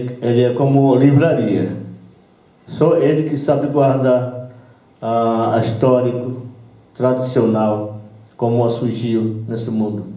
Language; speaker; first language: Portuguese; non-native, local second language; Yanomámi